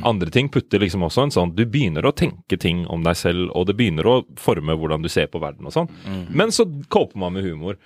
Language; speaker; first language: Norwegian; early bilingual, other home language; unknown